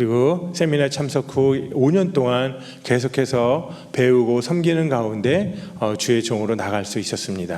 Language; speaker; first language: Korean; native; Korean